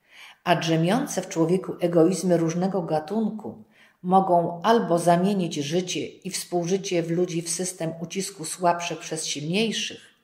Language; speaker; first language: Polish; native; Polish